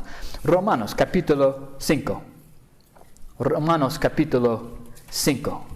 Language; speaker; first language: Spanish; non-native, fluent; English